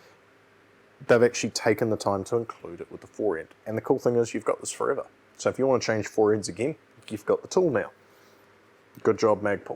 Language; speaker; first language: English; native; English